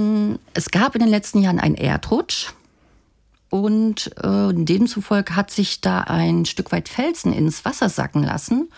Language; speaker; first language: German; native; German